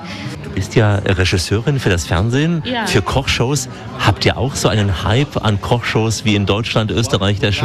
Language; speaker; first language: German; native; German